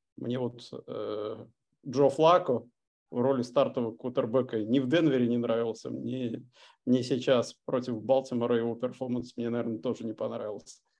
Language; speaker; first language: Russian; native; Russian